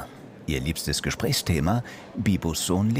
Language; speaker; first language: German; native; German